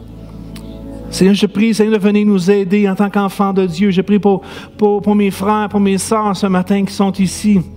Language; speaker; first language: French; native; French